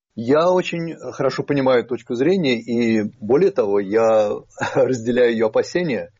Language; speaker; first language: Russian; native; Russian